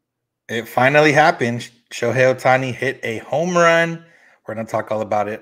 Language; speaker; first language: English; native; English